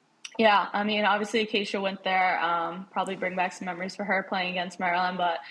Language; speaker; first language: English; native; English